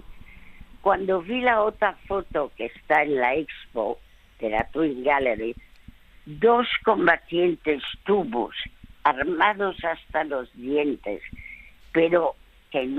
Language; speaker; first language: Spanish; early bilingual, other home language; French